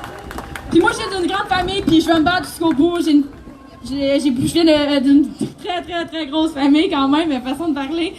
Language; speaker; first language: French; native; French